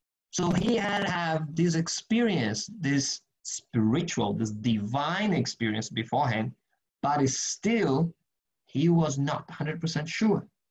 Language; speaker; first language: English; non-native, fluent; Portuguese